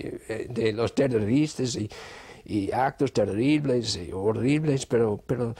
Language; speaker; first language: Spanish; non-native, fluent; English